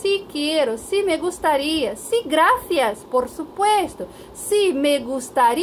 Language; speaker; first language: Spanish; non-native, fluent; Portuguese